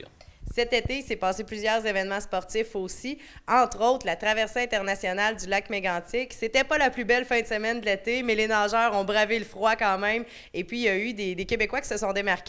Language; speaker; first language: French; native; French